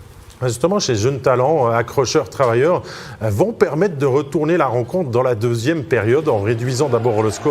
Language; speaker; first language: French; native; French